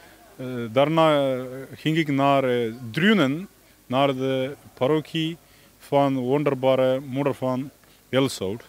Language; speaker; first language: Dutch; non-native, learner; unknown